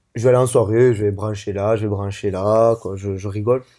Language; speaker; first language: French; native; French